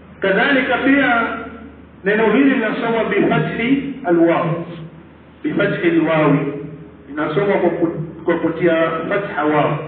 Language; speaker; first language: Swahili; native; Swahili